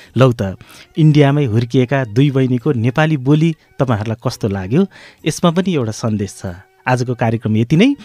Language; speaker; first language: Nepali; native; Nepali